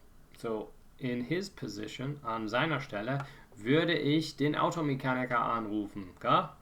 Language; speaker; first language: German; non-native, fluent; English